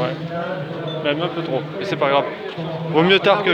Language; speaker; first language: French; native; French